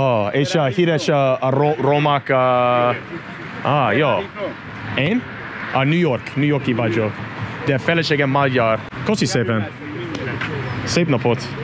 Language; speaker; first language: Hungarian; non-native, learner; English